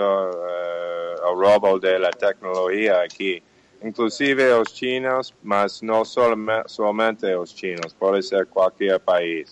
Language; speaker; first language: Portuguese; non-native, fluent; English